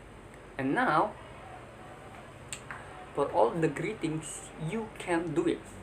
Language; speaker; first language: English; non-native, learner; Indonesian